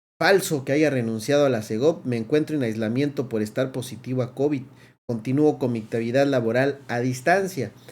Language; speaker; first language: Spanish; native; Spanish